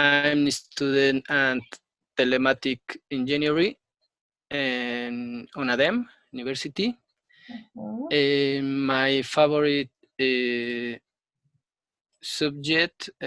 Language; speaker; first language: English; non-native, learner; Spanish